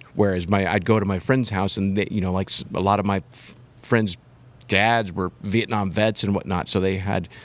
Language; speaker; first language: English; native; English